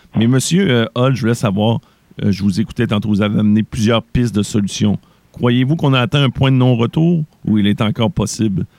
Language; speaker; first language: French; native; French